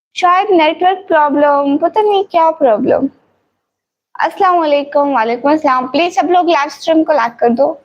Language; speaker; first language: Urdu; non-native, local second language; Punjabi